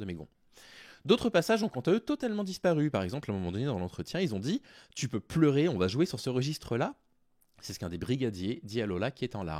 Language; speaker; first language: French; native; French